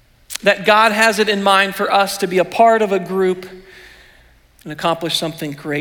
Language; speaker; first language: English; native; English